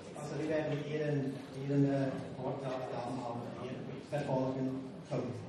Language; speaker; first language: German; native; German